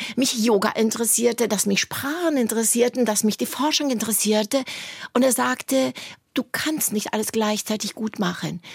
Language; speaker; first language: German; native; German